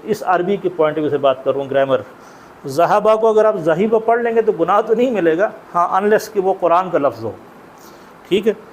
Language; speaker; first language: Urdu; native; Urdu